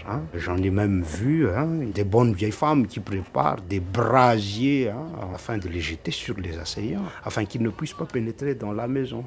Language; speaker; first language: French; non-native, local second language; Malagasy